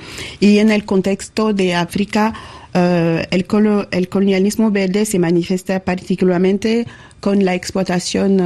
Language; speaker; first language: Spanish; non-native, learner; French